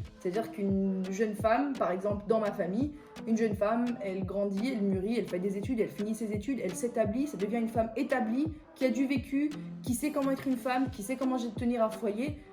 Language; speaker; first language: French; early bilingual, other home language; Persian